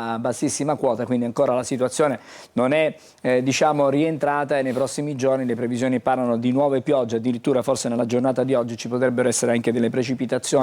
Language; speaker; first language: Italian; native; Italian